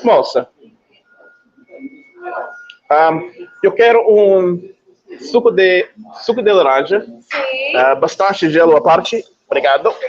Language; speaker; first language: Portuguese; non-native, learner; English